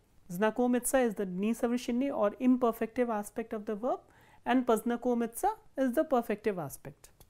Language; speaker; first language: English; non-native, local second language; Hindi